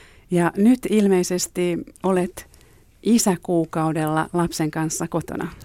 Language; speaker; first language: Finnish; native; Finnish